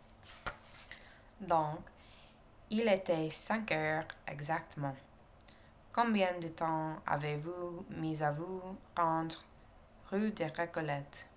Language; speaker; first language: French; non-native, learner; English